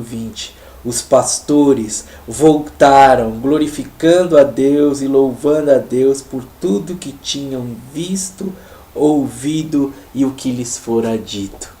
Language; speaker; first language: Portuguese; native; Portuguese